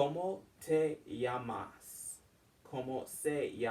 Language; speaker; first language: Spanish; non-native, learner; English